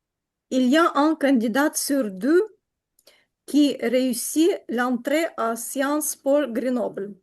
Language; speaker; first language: French; non-native, learner; Ukrainian